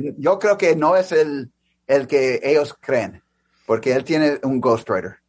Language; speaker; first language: Spanish; early bilingual, heritage; English